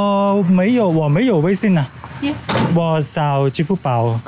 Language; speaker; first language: Chinese; non-native, learner; Thai